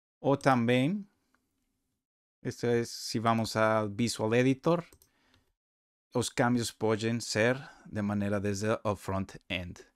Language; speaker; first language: Portuguese; non-native, learner; Spanish